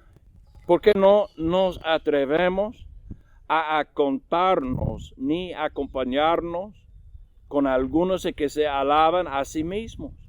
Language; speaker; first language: Spanish; non-native, learner; English